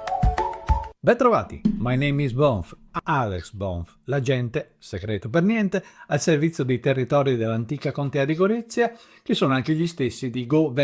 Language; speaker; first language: Italian; native; Italian